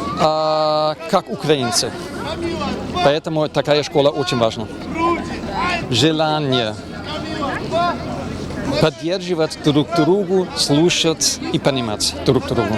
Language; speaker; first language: Russian; non-native, learner; German